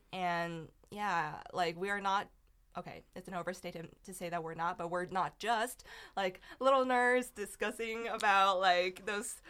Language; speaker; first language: English; non-native, fluent; Chinese